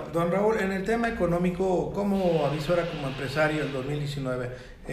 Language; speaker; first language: Spanish; native; Spanish